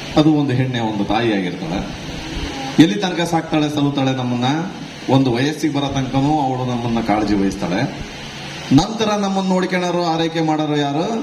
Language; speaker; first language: Kannada; native; Kannada